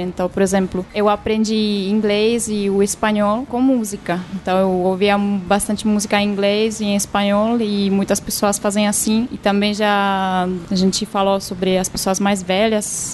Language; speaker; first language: Portuguese; non-native, fluent; Czech